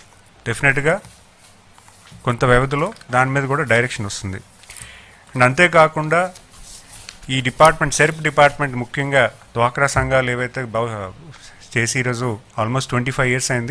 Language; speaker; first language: Telugu; native; Telugu